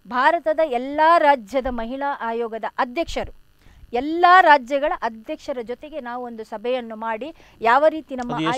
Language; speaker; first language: Kannada; non-native, local second language; Tulu